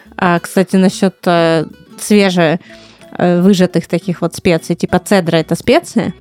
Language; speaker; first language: Russian; native; Russian